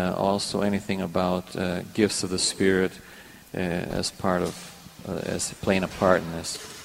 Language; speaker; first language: English; non-native, fluent; Portuguese